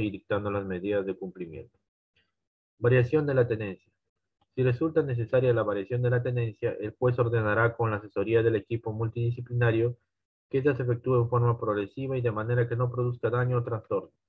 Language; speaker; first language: Spanish; native; Spanish